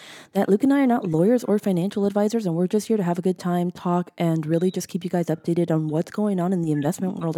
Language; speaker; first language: English; native; English